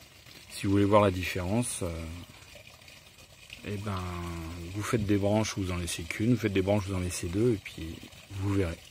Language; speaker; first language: French; native; French